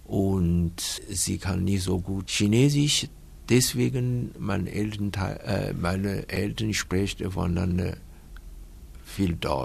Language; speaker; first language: German; non-native, fluent; Chinese